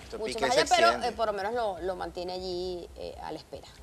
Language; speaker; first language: Spanish; native; Spanish